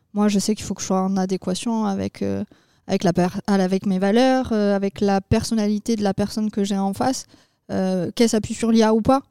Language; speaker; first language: French; native; French